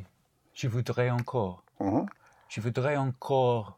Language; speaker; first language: French; non-native, learner; English